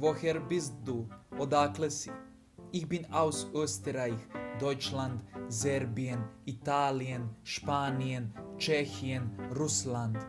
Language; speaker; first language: German; non-native, fluent; Serbian